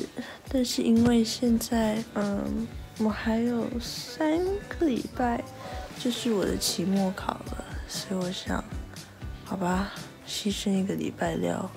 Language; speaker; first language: Chinese; early bilingual, heritage; Chinese